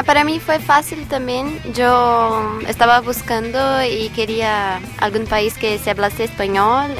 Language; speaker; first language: Spanish; non-native, learner; Portuguese